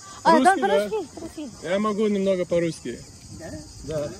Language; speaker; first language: Russian; non-native, learner; Norwegian